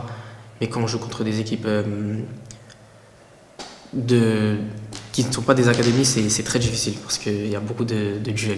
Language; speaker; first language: French; early bilingual, other home language; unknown